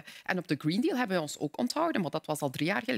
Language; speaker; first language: Dutch; native; Dutch